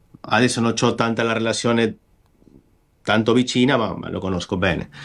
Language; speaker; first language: Italian; non-native, fluent; Spanish